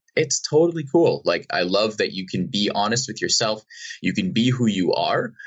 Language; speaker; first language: English; native; English